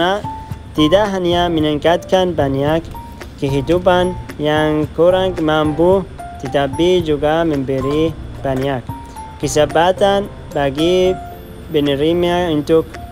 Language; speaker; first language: Indonesian; non-native, fluent; Arabic